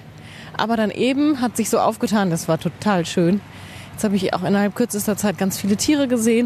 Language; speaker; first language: German; native; German